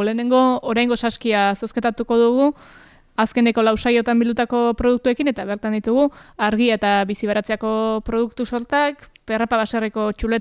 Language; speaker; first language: Basque; native; Basque